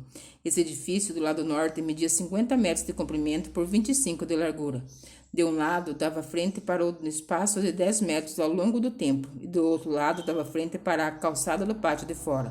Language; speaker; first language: Portuguese; native; Portuguese